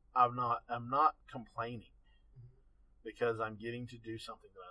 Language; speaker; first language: English; native; English